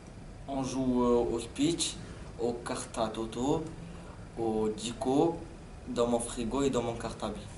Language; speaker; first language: French; early bilingual, other home language; Arabic